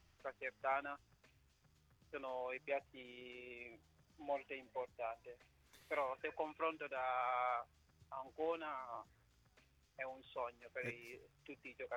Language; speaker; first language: Italian; non-native, fluent; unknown